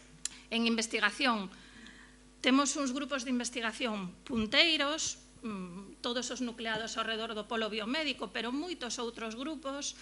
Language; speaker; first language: Galician; native; Galician